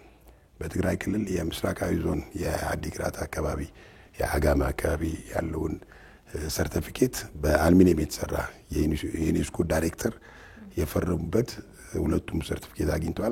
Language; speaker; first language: Amharic; non-native, local second language; Tigrinya